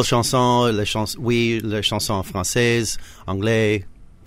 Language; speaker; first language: French; non-native, learner; English